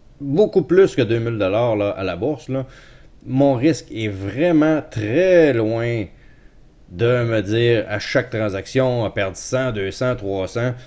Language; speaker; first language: French; native; French